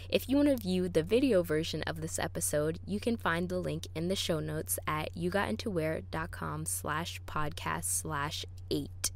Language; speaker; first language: English; native; English